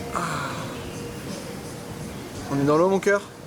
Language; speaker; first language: French; native; French